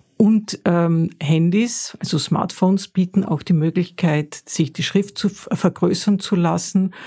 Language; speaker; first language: German; native; German